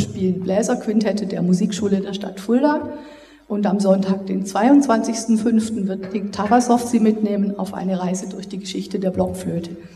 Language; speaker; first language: German; native; German